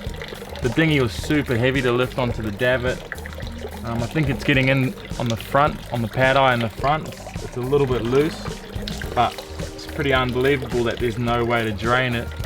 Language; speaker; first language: English; native; English